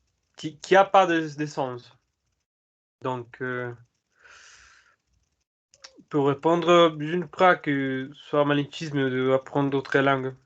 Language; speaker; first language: French; non-native, learner; Spanish